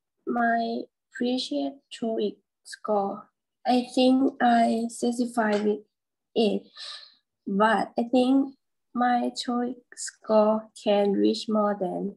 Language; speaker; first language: English; non-native, learner; Thai